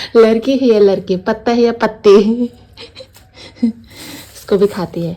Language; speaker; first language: Hindi; non-native, local second language; Kok Borok